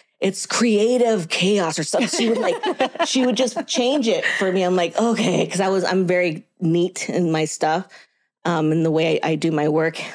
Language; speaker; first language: English; early bilingual, other home language; Spanish